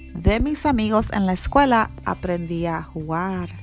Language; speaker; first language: Spanish; early bilingual, heritage; Spanish